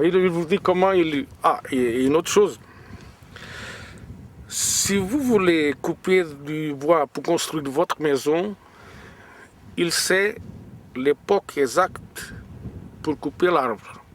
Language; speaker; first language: French; non-native, fluent; Portuguese